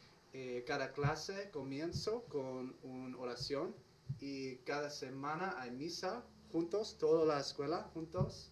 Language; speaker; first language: Spanish; non-native, learner; English